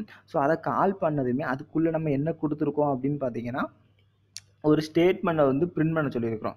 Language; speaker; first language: Tamil; native; Tamil